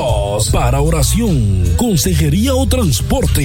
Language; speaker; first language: Spanish; native; Spanish